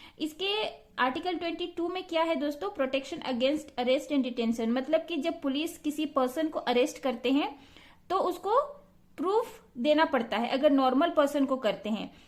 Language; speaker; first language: Hindi; non-native, local second language; Santali